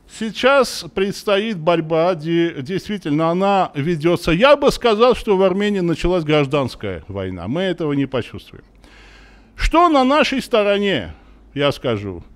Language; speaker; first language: Russian; non-native, local second language; Armenian